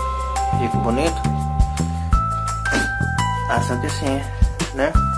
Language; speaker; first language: Portuguese; non-native, learner; Hindi